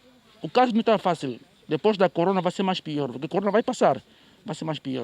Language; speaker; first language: Portuguese; native; Portuguese